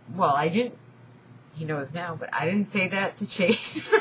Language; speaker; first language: English; native; English